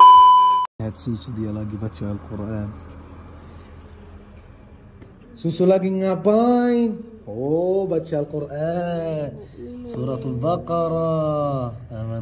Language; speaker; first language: Indonesian; non-native, fluent; Arabic